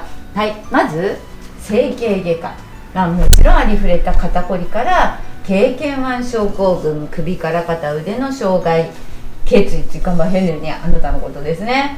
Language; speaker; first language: Japanese; native; Japanese